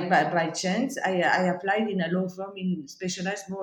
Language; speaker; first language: English; non-native, fluent; French